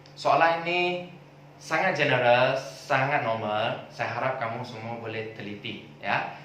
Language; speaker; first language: Malay; non-native, local second language; Chinese